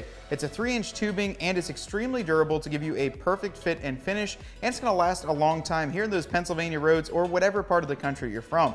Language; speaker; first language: English; native; English